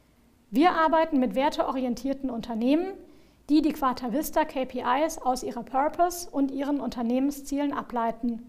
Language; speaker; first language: German; native; German